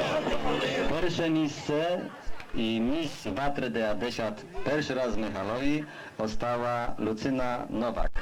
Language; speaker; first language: Polish; non-native, local second language; Rusyn